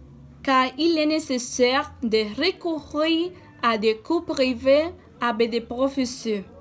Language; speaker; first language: French; non-native, learner; Spanish